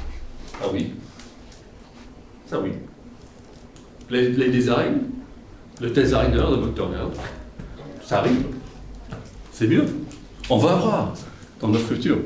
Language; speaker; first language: French; non-native, fluent; English